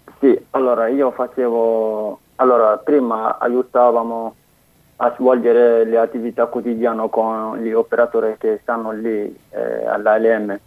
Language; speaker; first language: Italian; non-native, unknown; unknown